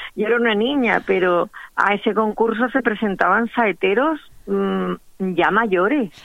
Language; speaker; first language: Spanish; native; Spanish